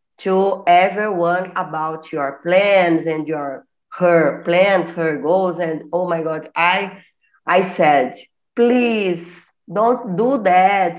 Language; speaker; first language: English; non-native, learner; Portuguese